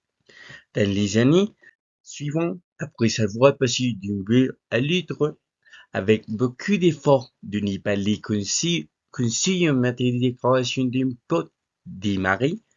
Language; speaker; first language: French; non-native, learner; Spanish